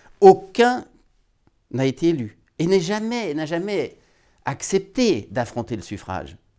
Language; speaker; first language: French; native; French